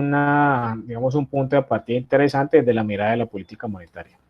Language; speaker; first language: Spanish; native; Spanish